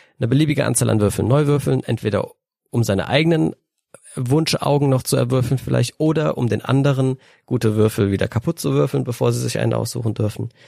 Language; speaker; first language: German; native; German